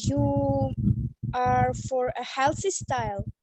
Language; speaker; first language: English; non-native, learner; Ukrainian